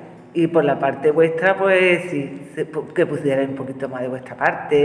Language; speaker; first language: Spanish; native; Spanish